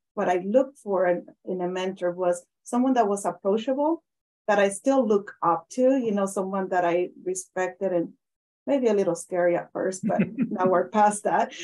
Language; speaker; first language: English; non-native, fluent; Spanish